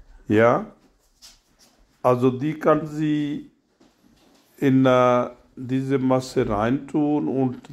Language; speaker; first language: German; non-native, learner; Urdu